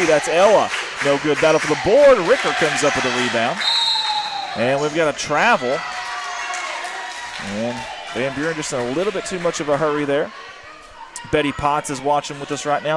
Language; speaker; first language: English; native; English